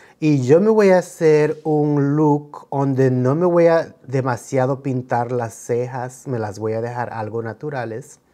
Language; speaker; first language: Spanish; early bilingual, heritage; Spanish